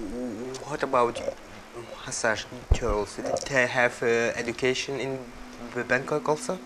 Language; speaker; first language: English; non-native, learner; Yakut